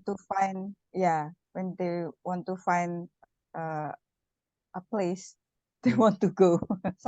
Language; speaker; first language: English; non-native, learner; Indonesian